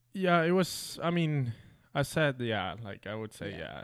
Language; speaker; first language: English; non-native, fluent; German